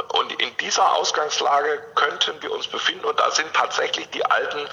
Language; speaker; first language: German; native; German